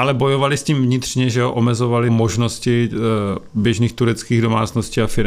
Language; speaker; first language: Czech; native; Czech